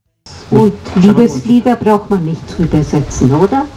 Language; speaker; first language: German; non-native, fluent; Spanish